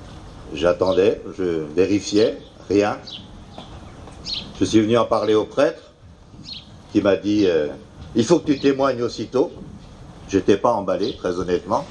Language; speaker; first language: French; native; French